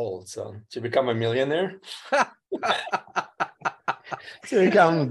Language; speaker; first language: English; non-native, fluent; Ukrainian